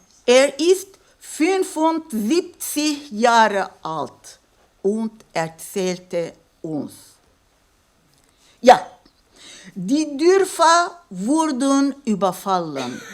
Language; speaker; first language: German; non-native, fluent; Kurdish